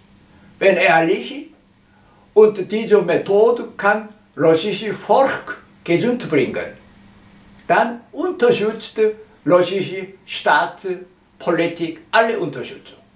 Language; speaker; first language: German; non-native, learner; Korean